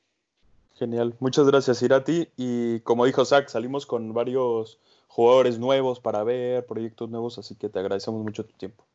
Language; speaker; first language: Spanish; native; Spanish